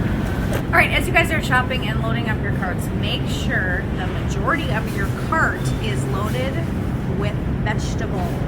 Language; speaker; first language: English; native; English